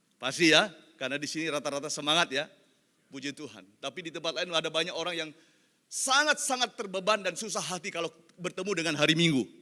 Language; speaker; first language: Indonesian; non-native, local second language; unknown